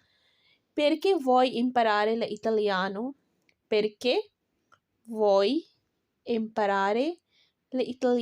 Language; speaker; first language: Italian; non-native, fluent; Urdu